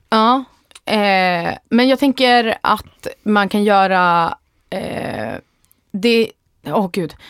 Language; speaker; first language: Swedish; native; Swedish